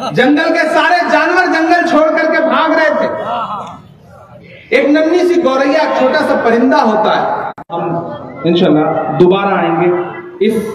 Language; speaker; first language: Hindi; native; Hindi